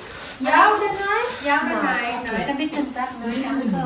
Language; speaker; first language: German; non-native, learner; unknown